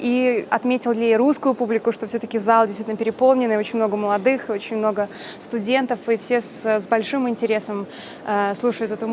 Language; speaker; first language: Russian; native; Russian